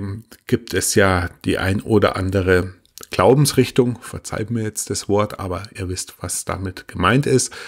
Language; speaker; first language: German; native; German